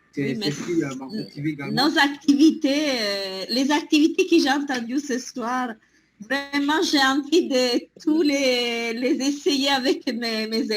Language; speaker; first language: French; non-native, fluent; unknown